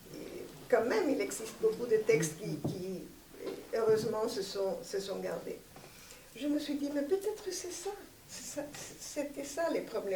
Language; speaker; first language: French; non-native, fluent; Spanish